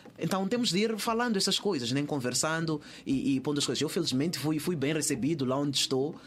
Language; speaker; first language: Portuguese; native; Portuguese